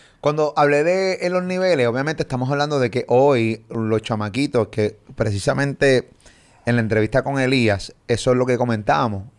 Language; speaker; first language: Spanish; native; Spanish